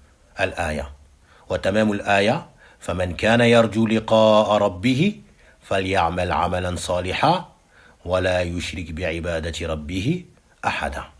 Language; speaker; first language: Arabic; non-native, fluent; French